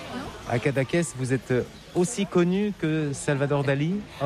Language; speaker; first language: French; native; French